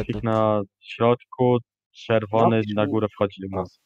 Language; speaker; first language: Polish; native; Polish